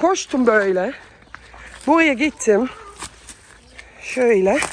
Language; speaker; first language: Turkish; early bilingual, heritage; Turkish